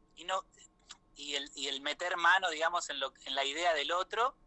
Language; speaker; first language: Spanish; native; Spanish